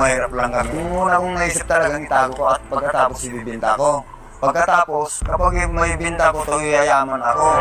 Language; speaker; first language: Filipino; non-native, local second language; Iloko